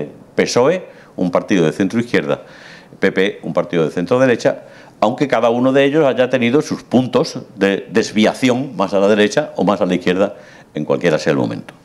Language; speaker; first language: Spanish; native; Spanish